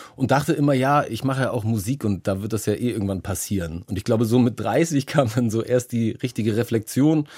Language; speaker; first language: German; native; German